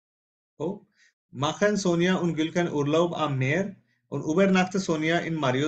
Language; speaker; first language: German; non-native, fluent; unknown